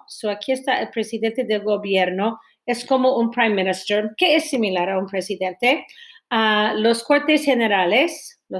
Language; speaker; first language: Spanish; non-native, fluent; English